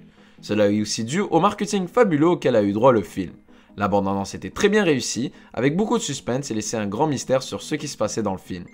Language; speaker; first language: French; native; French